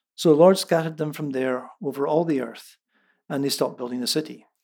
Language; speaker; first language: English; non-native, local second language; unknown